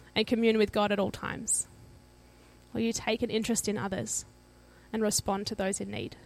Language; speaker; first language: English; native; English